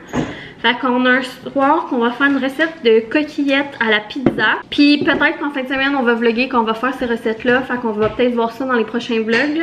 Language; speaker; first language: French; native; French